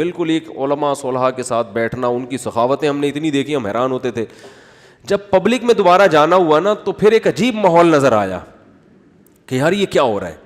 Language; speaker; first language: Urdu; native; Urdu